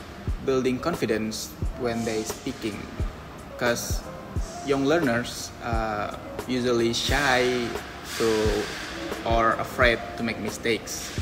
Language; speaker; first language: English; non-native, fluent; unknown